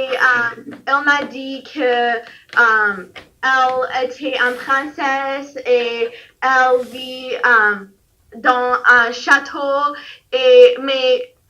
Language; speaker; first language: French; non-native, learner; English